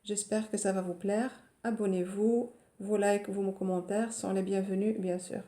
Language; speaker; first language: French; non-native, local second language; Arabic